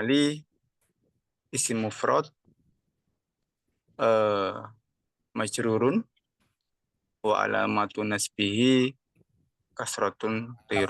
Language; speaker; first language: Arabic; non-native, learner; Indonesian